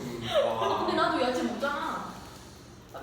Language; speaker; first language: Korean; non-native, learner; Indonesian